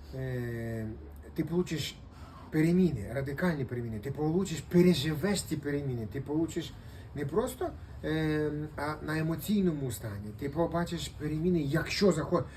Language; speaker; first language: Ukrainian; non-native, local second language; Russian